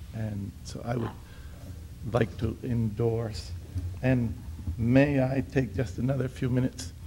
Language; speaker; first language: English; native; English